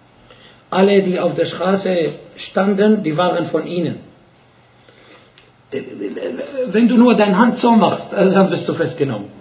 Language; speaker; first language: German; non-native, fluent; Arabic